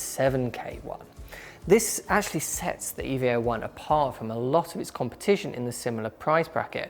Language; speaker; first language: English; native; English